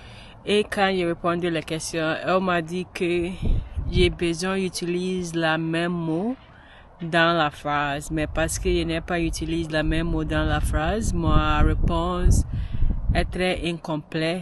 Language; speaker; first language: French; non-native, learner; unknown